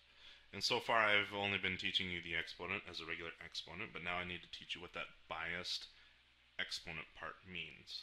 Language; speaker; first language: English; native; English